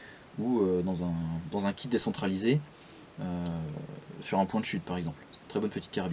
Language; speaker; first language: French; native; French